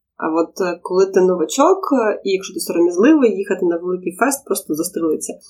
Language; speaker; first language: Ukrainian; non-native, local second language; Russian